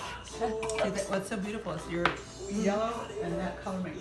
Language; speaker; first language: English; native; English